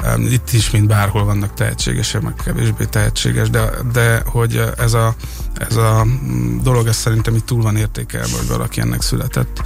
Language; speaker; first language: Hungarian; native; Hungarian